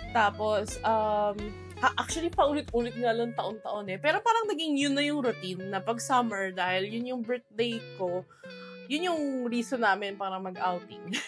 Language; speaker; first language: Filipino; native; Filipino